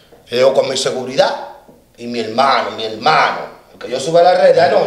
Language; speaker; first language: Spanish; native; Spanish